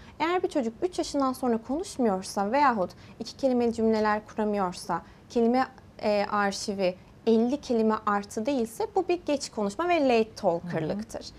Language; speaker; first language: Turkish; early bilingual, heritage; Turkish